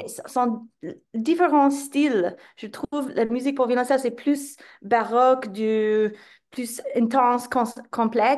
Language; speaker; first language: French; non-native, fluent; English